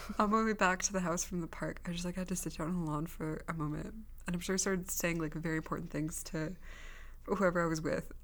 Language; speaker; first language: English; native; English